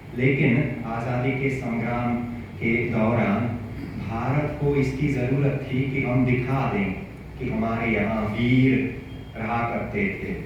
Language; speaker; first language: Hindi; non-native, fluent; Hungarian